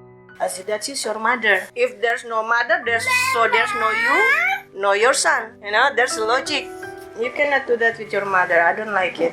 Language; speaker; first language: English; non-native, learner; Indonesian